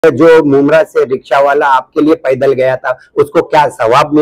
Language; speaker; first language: Hindi; native; Hindi